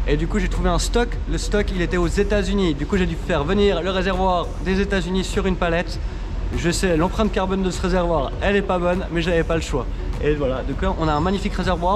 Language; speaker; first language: French; native; French